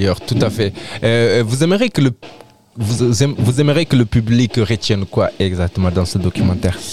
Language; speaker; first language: French; native; French